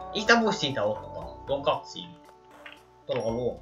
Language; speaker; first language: Finnish; native; Finnish